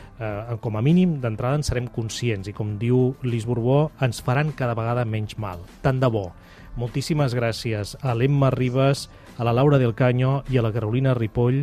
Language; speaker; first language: Catalan; native; Catalan